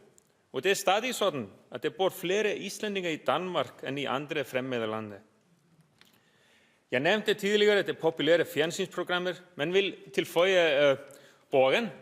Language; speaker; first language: Danish; non-native, fluent; Icelandic